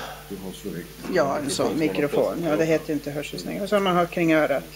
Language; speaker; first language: Swedish; native; Swedish